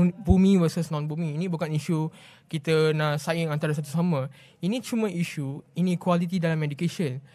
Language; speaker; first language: Malay; non-native, local second language; Tamil